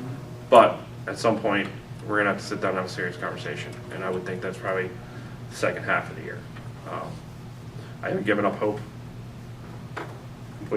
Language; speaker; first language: English; native; English